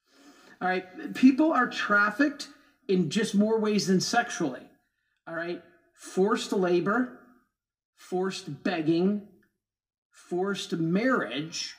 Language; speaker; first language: English; native; English